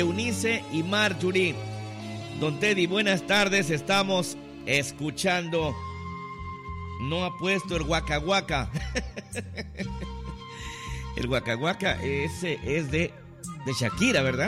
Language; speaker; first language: Spanish; native; Spanish